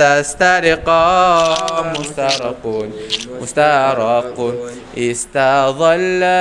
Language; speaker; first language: Arabic; non-native, fluent; Malay